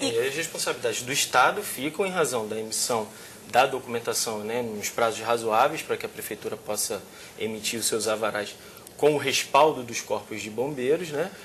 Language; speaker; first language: Portuguese; native; Portuguese